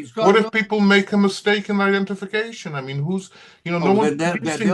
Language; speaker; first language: English; native; English